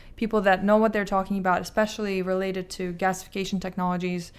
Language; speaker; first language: English; non-native, fluent; Azerbaijani